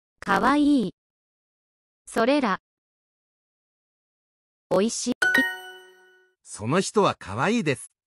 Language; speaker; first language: Japanese; non-native, learner; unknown